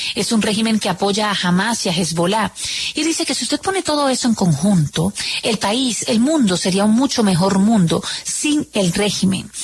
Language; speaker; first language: Spanish; native; Spanish